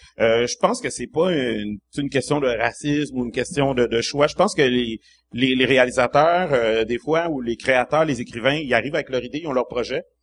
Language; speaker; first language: French; native; French